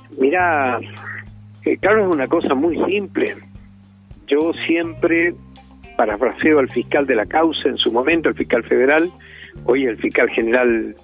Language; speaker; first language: Spanish; native; Spanish